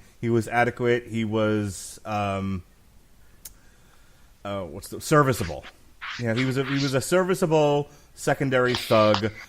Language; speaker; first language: English; native; English